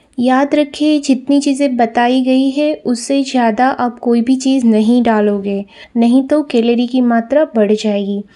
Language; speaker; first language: Hindi; non-native, local second language; Gujarati